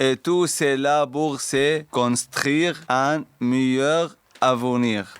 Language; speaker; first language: French; non-native, learner; Arabic